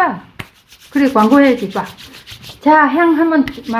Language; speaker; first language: Korean; non-native, fluent; Vietnamese